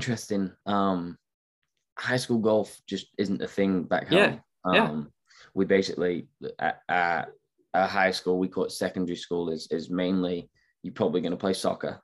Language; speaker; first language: English; native; English